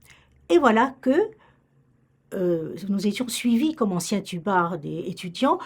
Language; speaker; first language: French; native; French